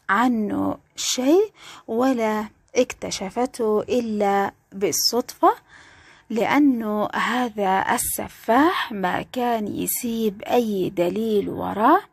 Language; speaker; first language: Arabic; native; Arabic